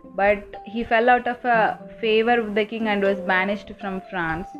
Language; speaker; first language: English; non-native, local second language; Tamil